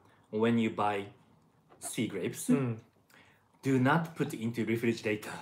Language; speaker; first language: English; non-native, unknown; Japanese